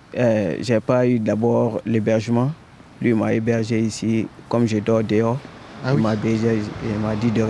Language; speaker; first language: French; non-native, fluent; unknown